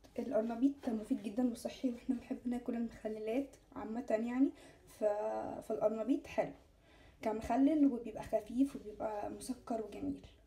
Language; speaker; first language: Arabic; native; Arabic